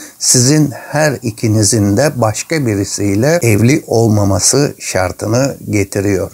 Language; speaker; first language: Turkish; native; Turkish